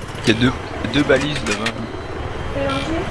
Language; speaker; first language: French; native; French